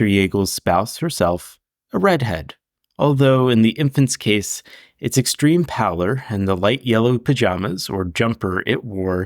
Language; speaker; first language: English; native; English